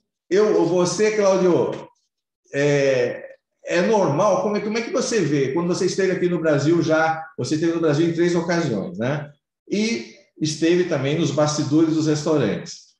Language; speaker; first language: Portuguese; native; Portuguese